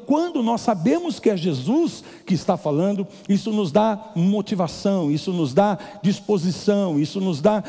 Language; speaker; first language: Portuguese; native; Portuguese